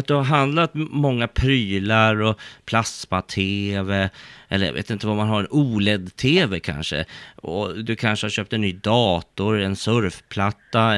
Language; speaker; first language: Swedish; native; Swedish